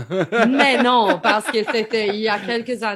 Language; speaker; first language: French; non-native, learner; English